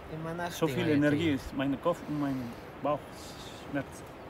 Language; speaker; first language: German; non-native, learner; Spanish